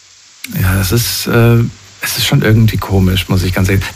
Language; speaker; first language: German; native; German